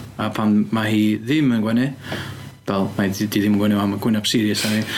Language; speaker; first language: Welsh; native; Welsh